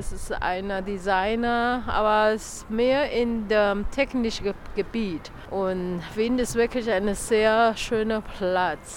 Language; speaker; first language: German; non-native, learner; Chinese